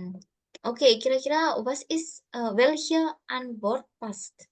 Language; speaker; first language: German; non-native, fluent; Indonesian